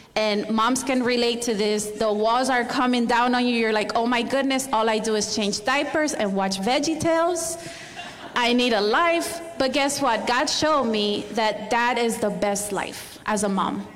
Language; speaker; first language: English; non-native, fluent; Spanish